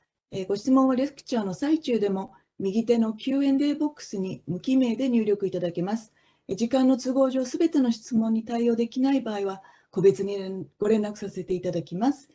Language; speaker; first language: Japanese; native; Japanese